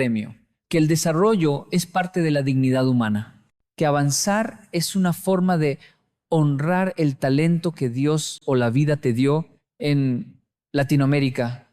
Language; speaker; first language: Spanish; native; Spanish